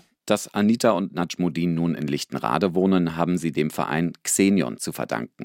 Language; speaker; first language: German; native; German